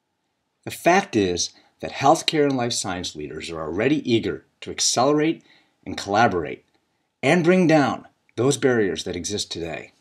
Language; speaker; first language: English; native; English